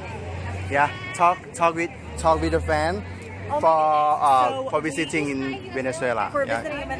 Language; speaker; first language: English; non-native, learner; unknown